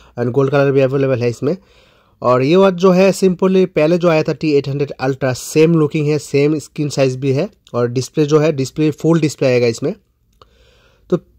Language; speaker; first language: Hindi; non-native, local second language; Bangla